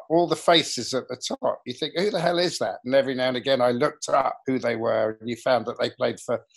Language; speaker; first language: English; native; English